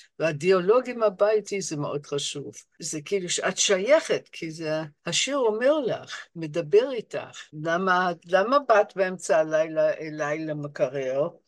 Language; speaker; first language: Hebrew; non-native, fluent; English